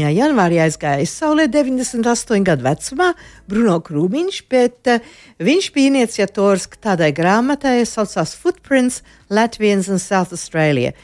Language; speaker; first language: Latvian; early bilingual, heritage; Latvian